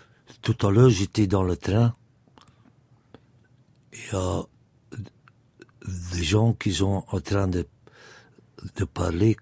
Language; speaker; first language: French; non-native, local second language; Dutch